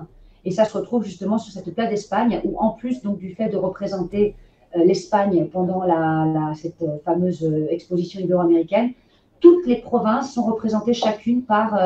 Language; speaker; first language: French; native; French